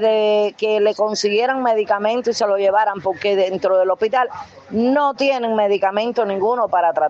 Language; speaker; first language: Spanish; native; Spanish